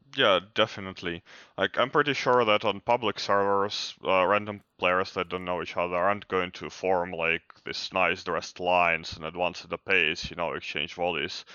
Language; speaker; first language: English; non-native, fluent; Ukrainian